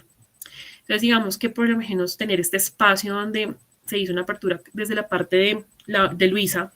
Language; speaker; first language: Spanish; native; Spanish